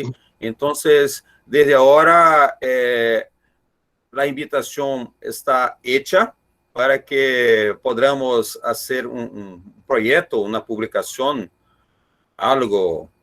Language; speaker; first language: Spanish; non-native, learner; Portuguese